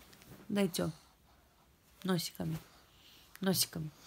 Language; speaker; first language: Russian; native; Russian